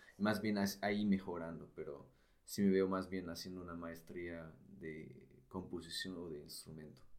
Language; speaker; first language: Spanish; non-native, fluent; German